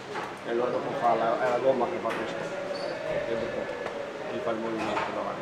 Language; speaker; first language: Italian; non-native, learner; French